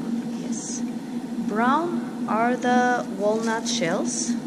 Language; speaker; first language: English; non-native, fluent; Armenian